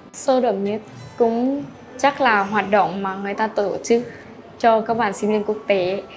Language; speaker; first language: Vietnamese; non-native, fluent; Lao